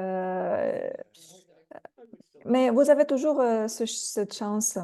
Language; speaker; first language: French; non-native, fluent; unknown